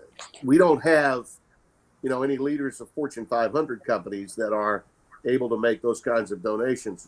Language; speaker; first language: English; native; English